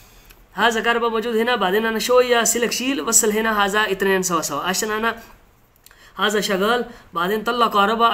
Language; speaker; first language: Arabic; non-native, learner; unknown